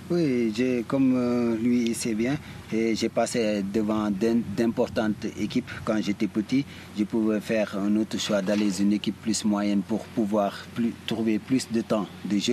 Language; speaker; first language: French; early bilingual, heritage; Italian